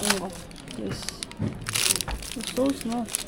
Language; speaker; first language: English; non-native, learner; Korean